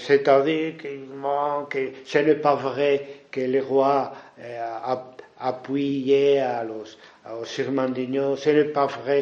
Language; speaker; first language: French; non-native, fluent; Spanish